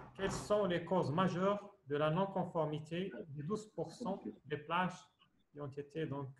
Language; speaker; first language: French; non-native, local second language; Arabic